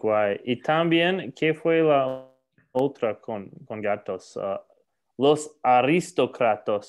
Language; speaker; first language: Spanish; non-native, learner; English